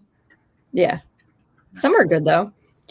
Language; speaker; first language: English; native; English